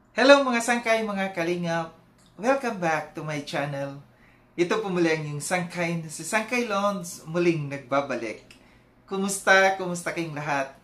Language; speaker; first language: Filipino; non-native, local second language; Cebuano